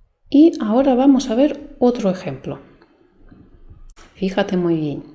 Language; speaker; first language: Spanish; non-native, fluent; Russian